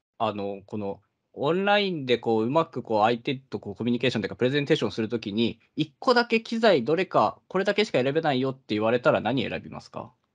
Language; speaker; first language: Japanese; native; Japanese